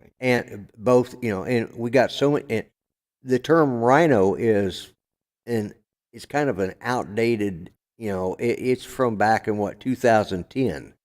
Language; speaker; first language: English; native; English